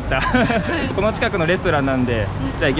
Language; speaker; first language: Japanese; native; Japanese